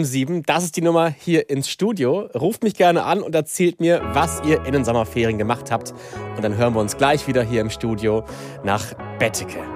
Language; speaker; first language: German; native; German